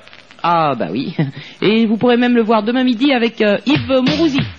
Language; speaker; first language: French; native; French